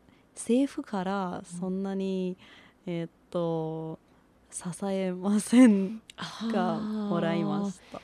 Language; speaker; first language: Japanese; non-native, learner; Persian